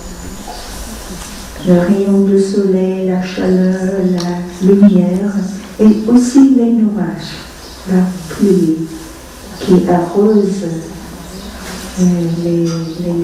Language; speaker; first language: French; non-native, fluent; Vietnamese